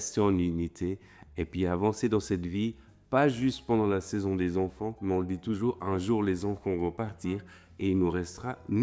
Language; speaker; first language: French; native; French